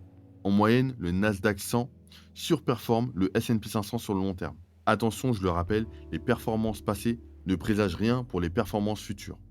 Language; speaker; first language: French; native; French